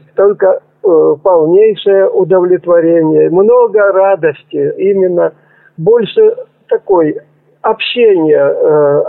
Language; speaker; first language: Russian; native; Russian